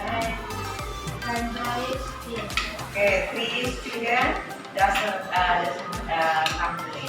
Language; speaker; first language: English; non-native, learner; Indonesian